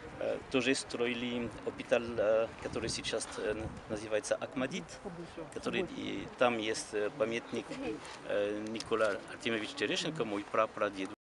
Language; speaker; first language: Russian; non-native, learner; French